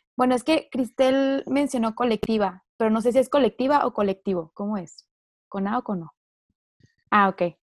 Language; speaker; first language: Spanish; native; Spanish